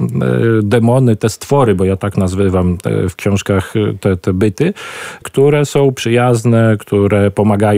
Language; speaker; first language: Polish; native; Polish